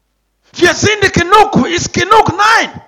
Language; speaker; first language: German; non-native, learner; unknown